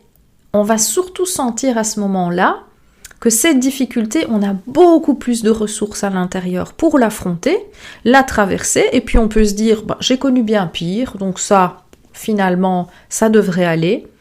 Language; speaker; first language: French; native; French